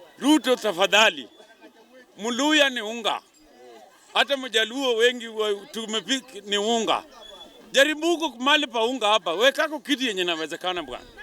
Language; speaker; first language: Swahili; non-native, local second language; Luo (Kenya and Tanzania)